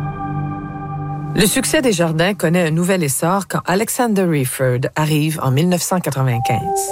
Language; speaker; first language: French; native; French